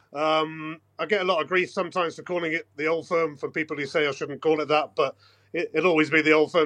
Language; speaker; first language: English; native; English